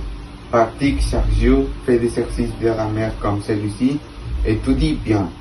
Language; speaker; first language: French; non-native, learner; Spanish